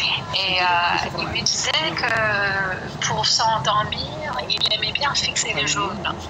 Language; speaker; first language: French; non-native, fluent; English